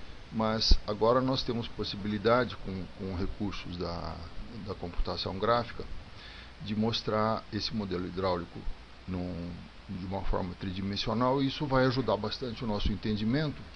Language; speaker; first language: Portuguese; native; Portuguese